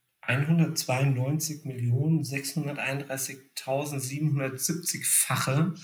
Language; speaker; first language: German; native; German